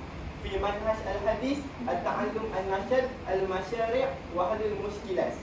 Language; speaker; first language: Arabic; non-native, learner; Malay